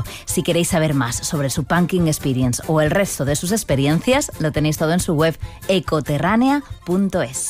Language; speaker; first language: Spanish; native; Spanish